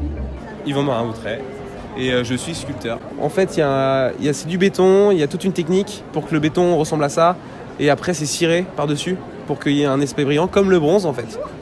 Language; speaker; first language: French; native; French